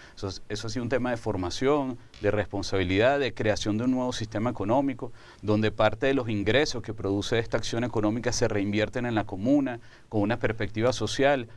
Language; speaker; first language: Spanish; native; Spanish